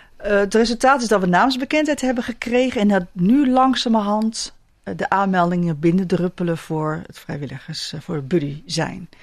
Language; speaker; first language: Dutch; native; Dutch